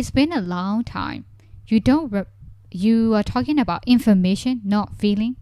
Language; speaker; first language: English; non-native, fluent; Burmese